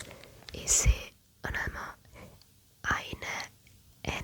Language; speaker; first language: French; non-native, learner; German